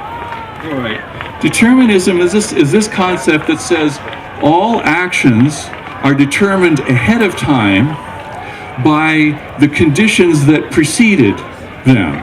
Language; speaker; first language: English; native; English